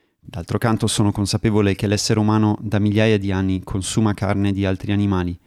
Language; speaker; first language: Italian; early bilingual, heritage; Italian